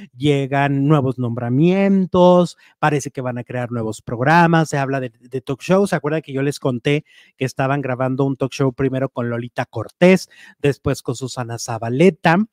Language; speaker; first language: Spanish; native; Spanish